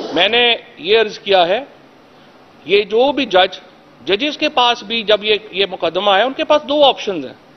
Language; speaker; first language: Urdu; native; Urdu